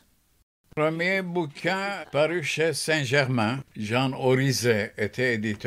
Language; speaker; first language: French; non-native, fluent; Turkish